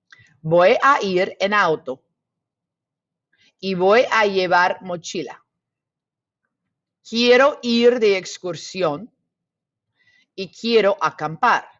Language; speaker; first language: Spanish; non-native, fluent; English